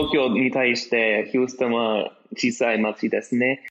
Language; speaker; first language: Japanese; non-native, learner; English